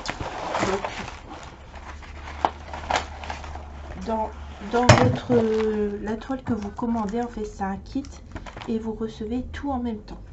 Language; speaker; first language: French; native; French